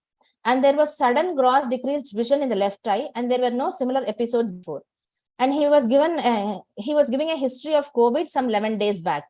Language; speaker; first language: English; non-native, local second language; Tamil